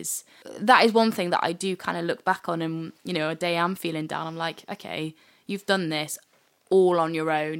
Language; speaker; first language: English; native; English